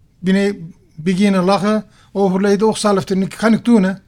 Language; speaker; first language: Dutch; non-native, learner; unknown